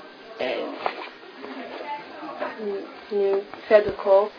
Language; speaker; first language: French; non-native, learner; English